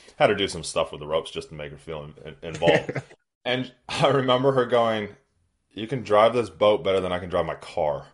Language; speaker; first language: English; native; English